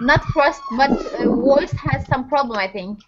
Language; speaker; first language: English; non-native, learner; Turkish